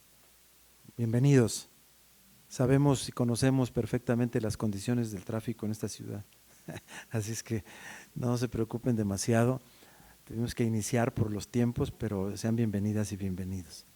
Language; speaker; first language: Spanish; native; Spanish